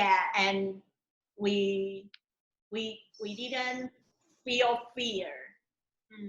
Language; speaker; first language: English; non-native, learner; Chinese